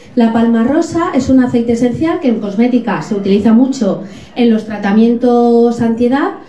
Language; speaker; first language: Spanish; native; Spanish